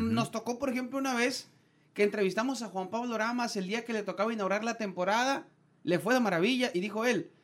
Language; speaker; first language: Spanish; native; Spanish